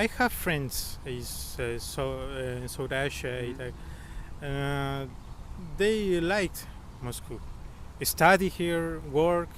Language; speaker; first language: English; non-native, learner; Spanish